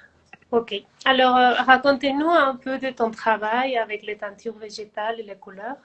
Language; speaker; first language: French; non-native, fluent; Spanish